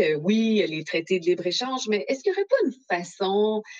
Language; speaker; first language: French; native; French